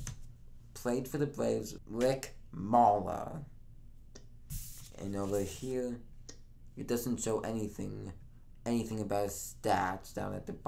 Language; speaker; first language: English; native; English